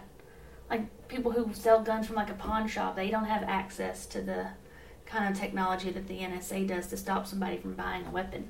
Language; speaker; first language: English; native; English